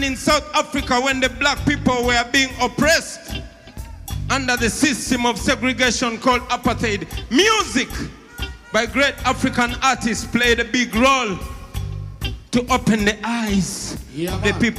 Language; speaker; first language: English; non-native, local second language; Ganda